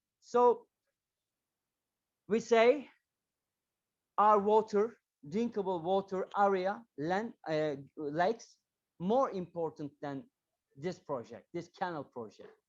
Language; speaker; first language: English; non-native, learner; Turkish